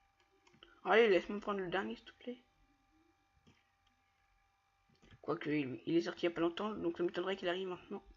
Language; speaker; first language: French; native; French